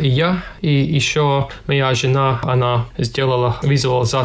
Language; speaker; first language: Russian; non-native, local second language; Latvian